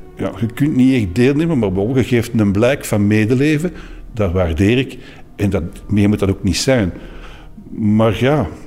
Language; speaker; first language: Dutch; native; Dutch